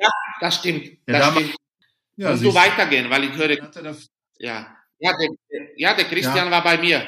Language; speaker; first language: German; non-native, learner; Slovak